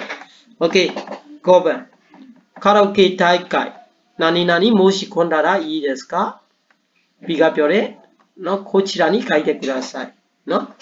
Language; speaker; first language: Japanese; non-native, fluent; Burmese